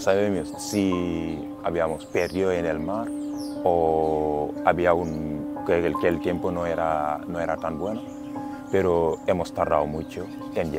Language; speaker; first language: Spanish; non-native, fluent; Wolof